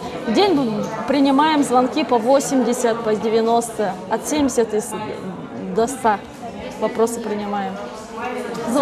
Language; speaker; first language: Russian; non-native, local second language; Kazakh